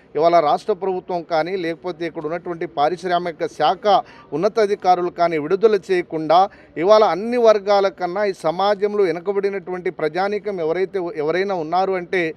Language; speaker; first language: Telugu; non-native, local second language; Lambadi